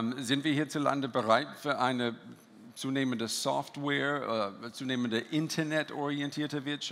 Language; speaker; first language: German; non-native, fluent; English